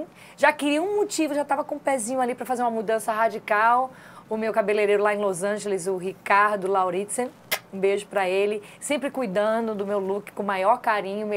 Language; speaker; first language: Portuguese; native; Portuguese